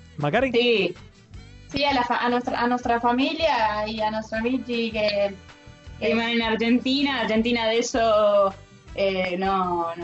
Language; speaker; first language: Italian; non-native, fluent; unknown